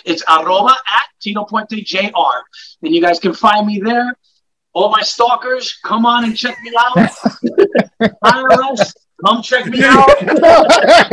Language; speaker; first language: English; native; English